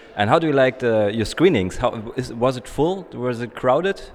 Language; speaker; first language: English; non-native, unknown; German